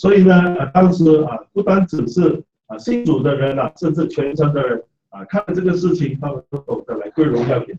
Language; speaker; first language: Chinese; native; Chinese